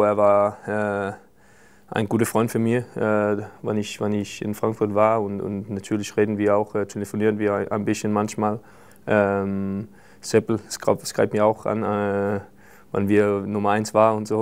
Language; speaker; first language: German; non-native, fluent; Danish